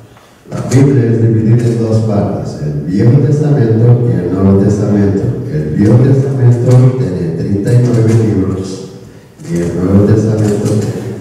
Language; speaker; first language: Spanish; non-native, learner; Korean